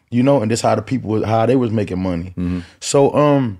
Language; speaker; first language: English; native; English